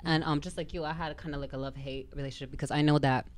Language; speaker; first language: English; native; English